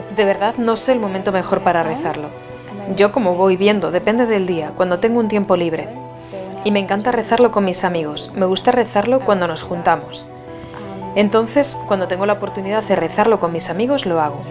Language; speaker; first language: Spanish; non-native, fluent; German